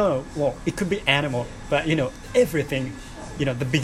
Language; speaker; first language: English; non-native, learner; Japanese